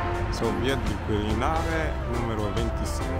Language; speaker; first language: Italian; non-native, learner; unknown